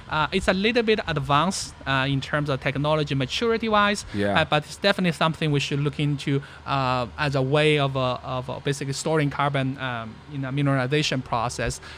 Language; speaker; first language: English; non-native, fluent; Chinese